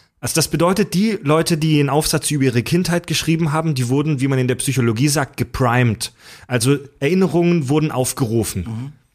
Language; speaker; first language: German; native; German